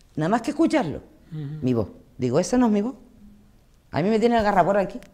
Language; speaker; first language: Spanish; native; Spanish